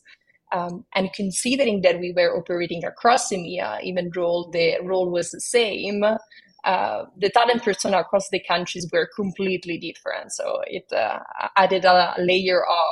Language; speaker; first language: English; non-native, fluent; Italian